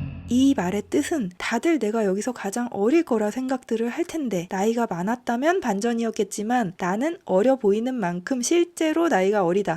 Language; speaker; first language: Korean; native; Korean